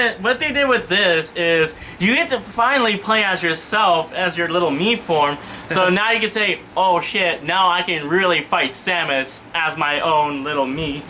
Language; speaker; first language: English; native; English